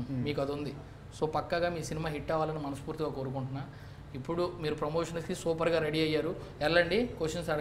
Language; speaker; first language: Telugu; native; Telugu